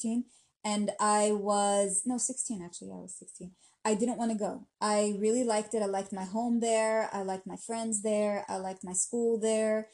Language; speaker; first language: English; native; English